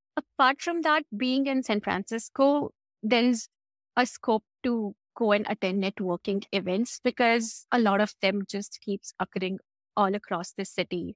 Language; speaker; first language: English; non-native, local second language; Hindi